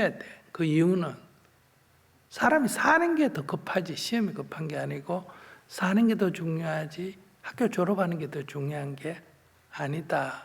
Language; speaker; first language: Korean; native; Korean